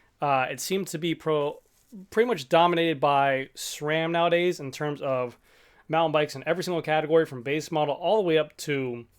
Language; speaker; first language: English; native; English